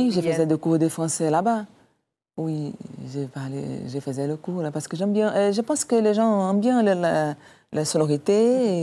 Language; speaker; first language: French; non-native, fluent; Portuguese